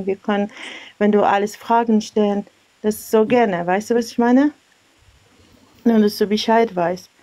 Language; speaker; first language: German; non-native, learner; Arabic